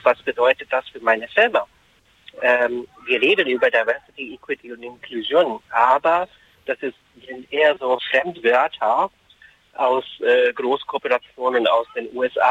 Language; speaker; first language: German; non-native, fluent; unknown